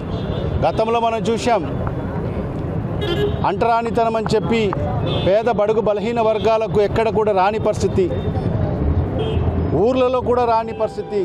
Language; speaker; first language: Telugu; native; Telugu